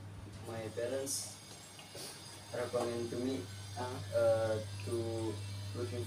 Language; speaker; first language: English; non-native, learner; Indonesian